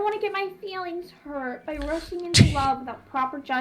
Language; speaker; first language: English; native; English